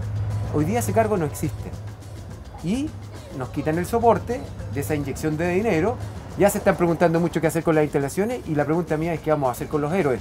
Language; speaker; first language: Spanish; native; Spanish